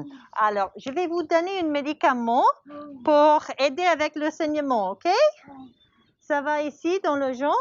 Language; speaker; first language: French; non-native, learner; English